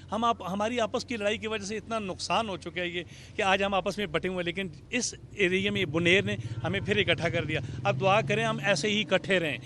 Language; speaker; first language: Urdu; native; Urdu